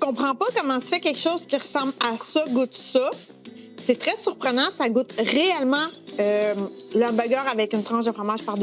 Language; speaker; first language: French; native; French